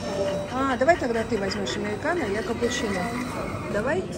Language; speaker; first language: Russian; native; Russian